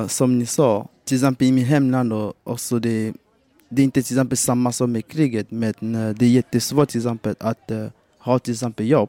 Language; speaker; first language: Swedish; non-native, fluent; French